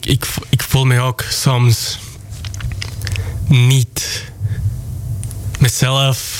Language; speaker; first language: Dutch; non-native, fluent; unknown